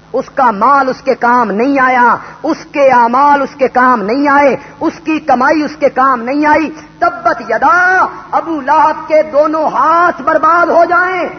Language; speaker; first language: Urdu; non-native, local second language; Punjabi